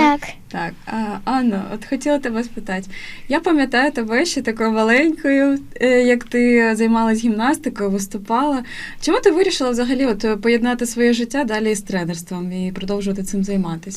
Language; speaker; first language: Ukrainian; native; Ukrainian